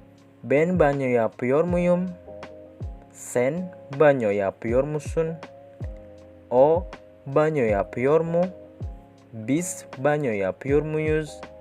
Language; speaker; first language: Turkish; non-native, fluent; Indonesian